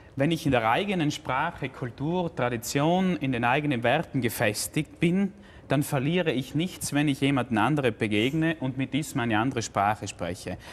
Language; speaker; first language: German; native; German